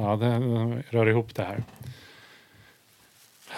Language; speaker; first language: Swedish; native; Swedish